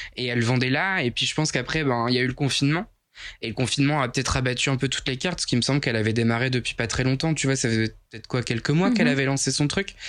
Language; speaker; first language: French; native; French